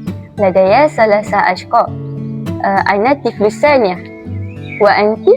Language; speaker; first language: Arabic; non-native, learner; Malay